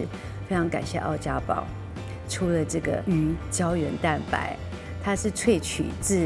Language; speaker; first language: Chinese; native; Chinese